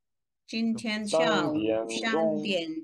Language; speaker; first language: Chinese; non-native, learner; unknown